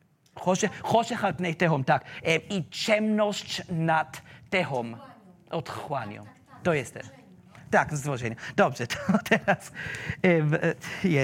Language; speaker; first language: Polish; non-native, learner; German